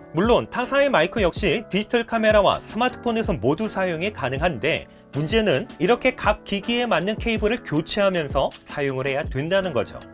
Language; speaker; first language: Korean; native; Korean